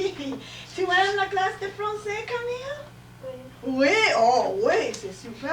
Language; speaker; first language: French; non-native, fluent; English